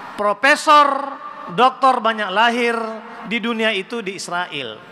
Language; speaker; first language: Indonesian; native; Indonesian